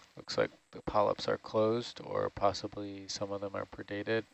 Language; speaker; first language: English; native; English